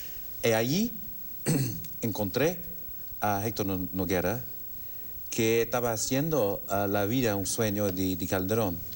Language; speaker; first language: Spanish; non-native, fluent; English